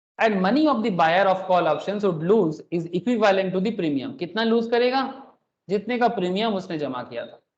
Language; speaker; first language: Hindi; non-native, local second language; Bangla